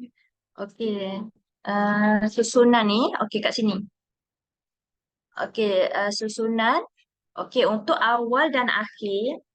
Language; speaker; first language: Malay; native; Malay